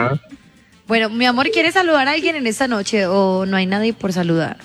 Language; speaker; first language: Spanish; native; Spanish